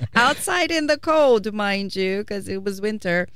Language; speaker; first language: English; non-native, fluent; Portuguese